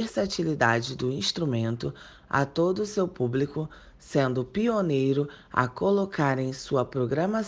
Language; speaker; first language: Portuguese; native; Portuguese